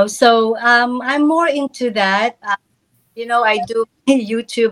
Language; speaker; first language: English; non-native, local second language; Filipino